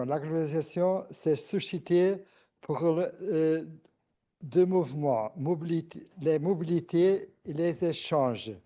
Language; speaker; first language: French; non-native, fluent; Portuguese